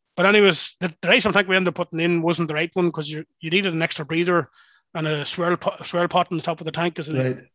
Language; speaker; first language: English; native; English